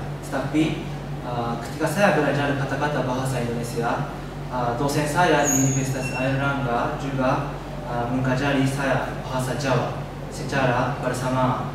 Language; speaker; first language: Indonesian; non-native, learner; Japanese